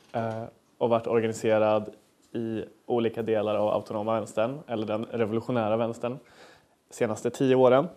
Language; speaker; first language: Swedish; native; Swedish